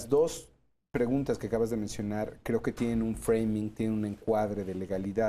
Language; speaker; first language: Spanish; native; Spanish